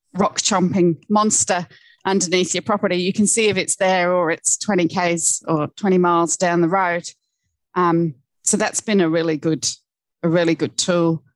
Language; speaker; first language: English; native; English